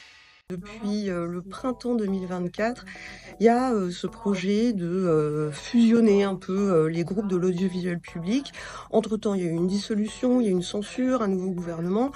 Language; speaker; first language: French; native; French